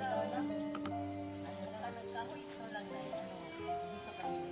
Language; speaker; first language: Filipino; non-native, local second language; Cebuano